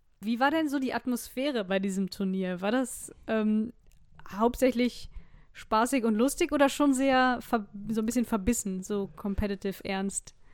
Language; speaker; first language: German; native; German